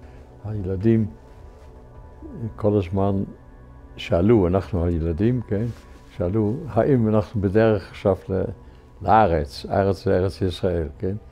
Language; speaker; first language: Hebrew; non-native, fluent; Dutch